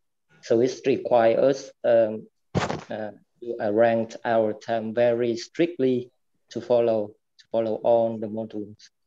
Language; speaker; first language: English; non-native, fluent; Vietnamese